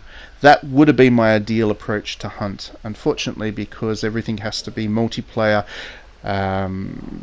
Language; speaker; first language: English; native; English